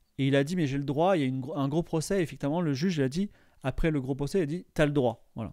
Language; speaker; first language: French; native; French